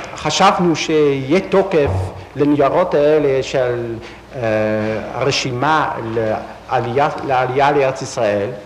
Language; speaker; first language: Hebrew; non-native, fluent; Dutch